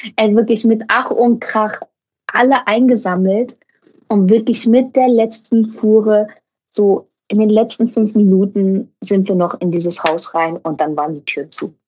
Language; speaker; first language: German; native; German